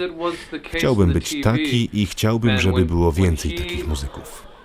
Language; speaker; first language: Polish; non-native, fluent; English